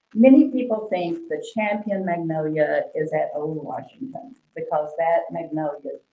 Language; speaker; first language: English; native; English